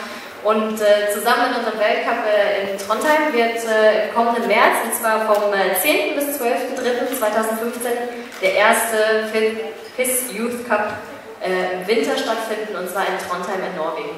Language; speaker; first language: German; native; German